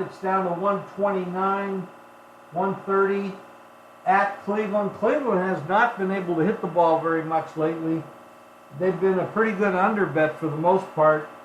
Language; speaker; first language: English; native; English